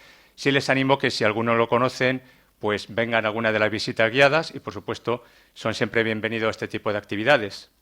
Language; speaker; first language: Spanish; native; Spanish